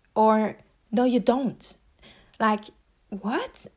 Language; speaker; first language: English; non-native, fluent; French